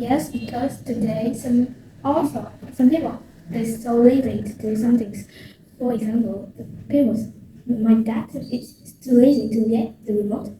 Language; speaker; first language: English; non-native, learner; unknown